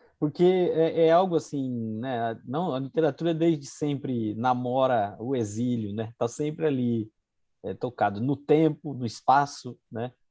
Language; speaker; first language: Portuguese; native; Portuguese